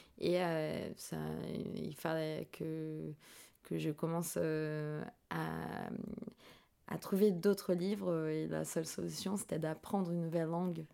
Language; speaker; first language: French; non-native, fluent; Portuguese